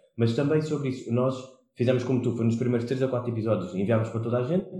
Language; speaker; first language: Portuguese; non-native, local second language; Kabuverdianu